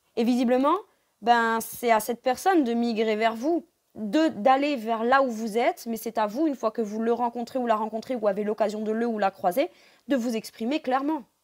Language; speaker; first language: French; native; French